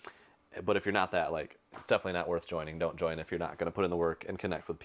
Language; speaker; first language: English; native; English